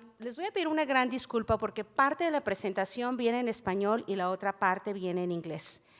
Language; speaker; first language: Spanish; native; Spanish